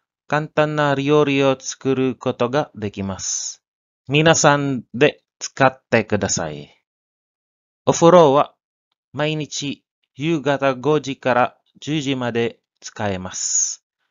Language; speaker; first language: Japanese; non-native, learner; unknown